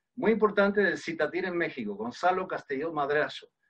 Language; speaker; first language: Spanish; early bilingual, other home language; Dutch